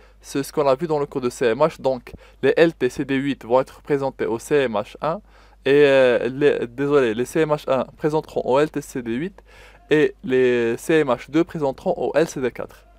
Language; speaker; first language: French; non-native, local second language; Arabic